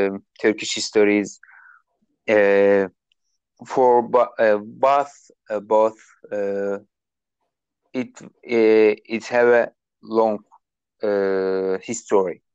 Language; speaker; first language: English; non-native, learner; Turkish